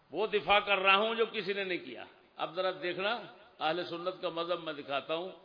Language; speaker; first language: Urdu; native; Urdu